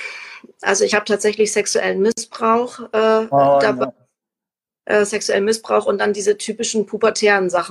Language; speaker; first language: German; native; German